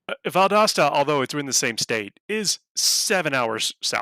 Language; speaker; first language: English; native; English